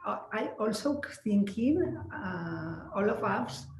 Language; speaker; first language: English; non-native, learner; Spanish